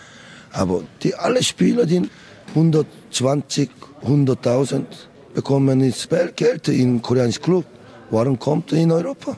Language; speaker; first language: German; non-native, learner; Korean